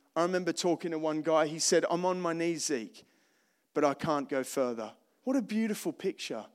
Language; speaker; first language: English; native; English